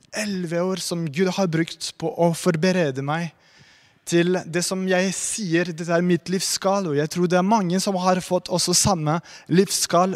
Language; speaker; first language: Norwegian; non-native, fluent; French